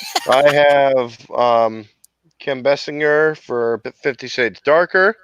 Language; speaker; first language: English; native; English